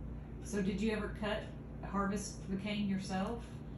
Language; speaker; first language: English; native; English